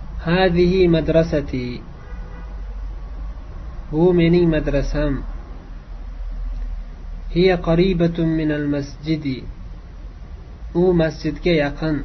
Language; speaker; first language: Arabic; non-native, fluent; Uzbek